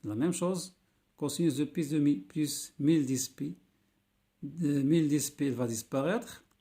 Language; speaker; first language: French; non-native, local second language; Arabic